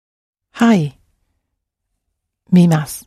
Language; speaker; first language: Japanese; non-native, learner; English